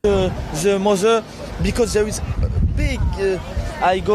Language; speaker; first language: English; non-native, learner; French